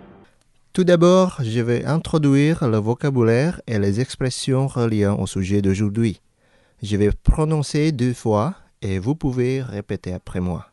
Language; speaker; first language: French; non-native, fluent; Indonesian